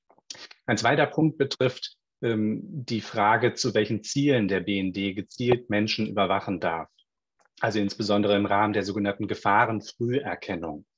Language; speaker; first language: German; native; German